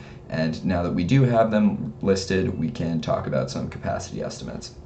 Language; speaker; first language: English; native; English